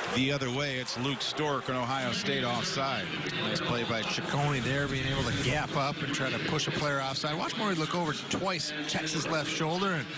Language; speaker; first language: English; native; English